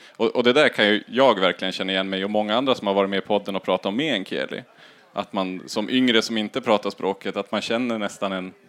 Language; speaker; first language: Swedish; native; Swedish